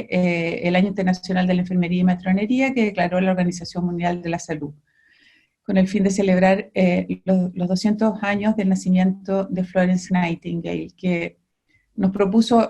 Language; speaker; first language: Spanish; native; Spanish